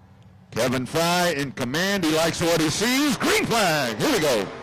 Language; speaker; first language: English; native; English